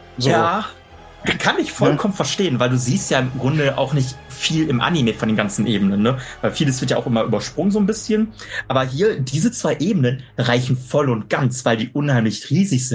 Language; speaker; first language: German; native; German